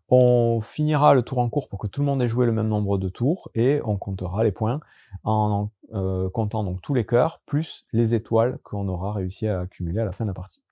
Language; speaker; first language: French; native; French